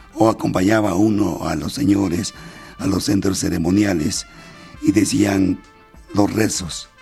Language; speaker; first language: Spanish; non-native, local second language; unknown